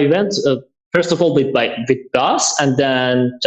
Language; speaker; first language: English; non-native, learner; Persian